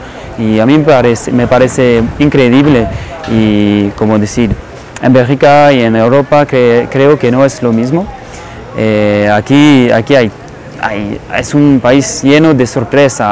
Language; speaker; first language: Spanish; non-native, fluent; French